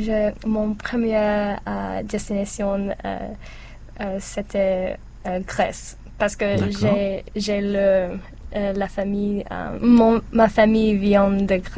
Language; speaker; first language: French; non-native, learner; English